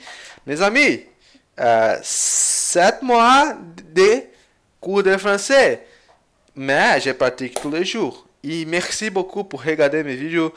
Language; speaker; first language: French; non-native, learner; Portuguese